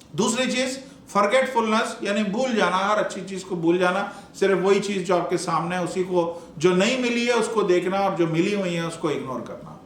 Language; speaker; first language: Urdu; non-native, local second language; Punjabi